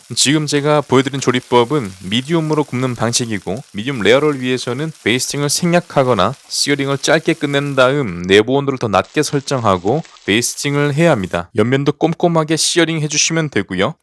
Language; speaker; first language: Korean; native; Korean